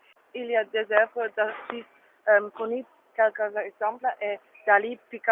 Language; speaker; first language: French; non-native, learner; Dutch